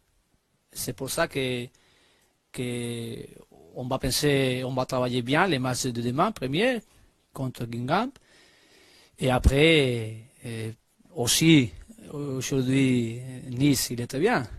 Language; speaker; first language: French; non-native, learner; Spanish